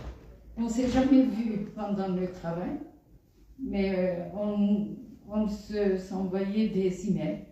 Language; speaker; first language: French; non-native, fluent; Kurdish